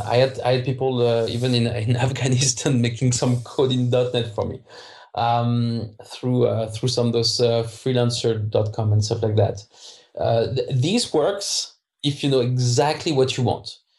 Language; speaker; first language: English; non-native, fluent; French